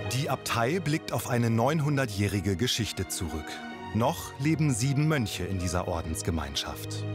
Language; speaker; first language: German; native; German